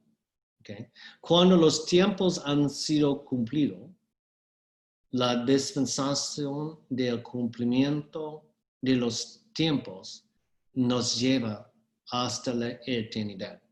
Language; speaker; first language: Spanish; non-native, fluent; English